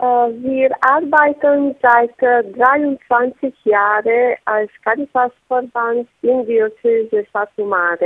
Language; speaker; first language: German; non-native, fluent; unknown